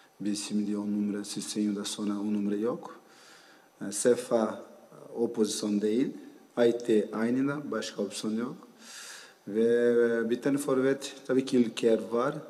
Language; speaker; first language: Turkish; non-native, learner; Portuguese